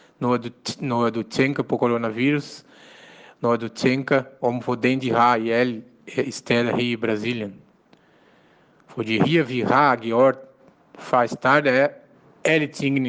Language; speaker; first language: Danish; non-native, learner; Portuguese